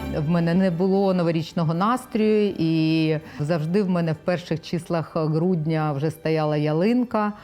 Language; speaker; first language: Ukrainian; non-native, local second language; Russian